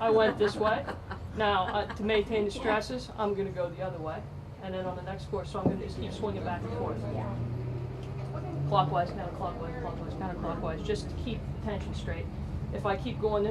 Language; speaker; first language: English; native; English